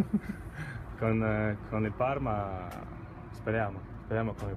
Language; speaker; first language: Italian; non-native, learner; Latvian